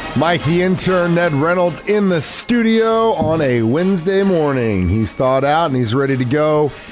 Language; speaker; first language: English; native; English